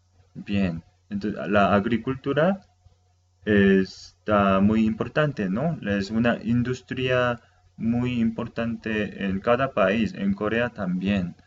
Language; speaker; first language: Spanish; non-native, fluent; Korean